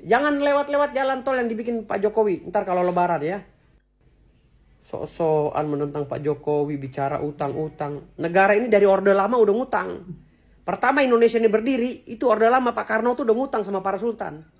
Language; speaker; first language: Indonesian; native; Indonesian